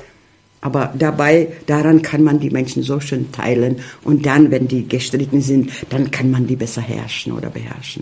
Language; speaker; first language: German; early bilingual, heritage; German